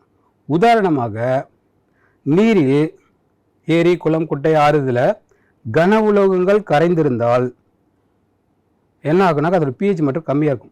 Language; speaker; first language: Tamil; native; Tamil